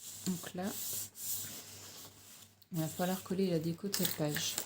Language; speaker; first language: French; native; French